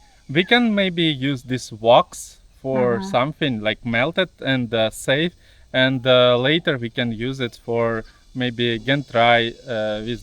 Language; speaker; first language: English; non-native, learner; Russian